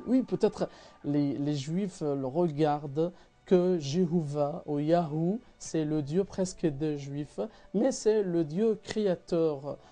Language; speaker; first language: French; non-native, fluent; Arabic